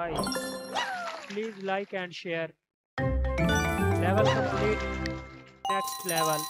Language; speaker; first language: English; non-native, learner; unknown